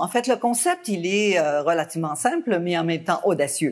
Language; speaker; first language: French; native; French